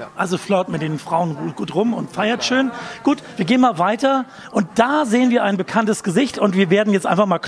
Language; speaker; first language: German; native; German